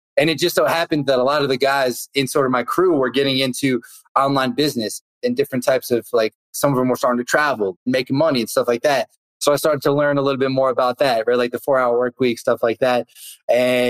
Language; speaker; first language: English; native; English